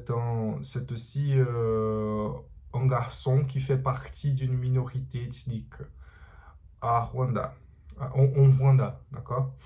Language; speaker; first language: French; non-native, learner; Portuguese